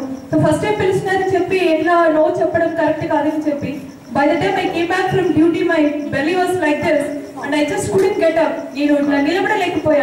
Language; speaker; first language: Telugu; native; Telugu